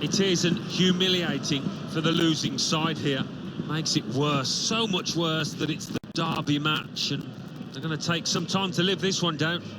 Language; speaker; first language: English; native; English